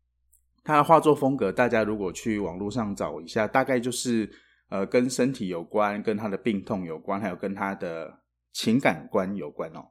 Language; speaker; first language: Chinese; native; Chinese